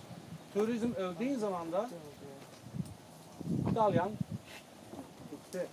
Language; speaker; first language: Turkish; non-native, fluent; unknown